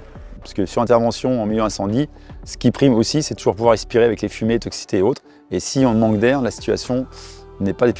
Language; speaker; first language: French; native; French